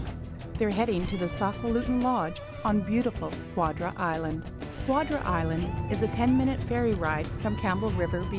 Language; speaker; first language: English; native; English